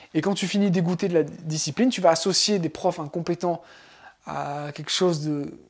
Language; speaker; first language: French; native; French